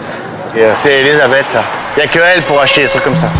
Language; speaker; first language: French; native; French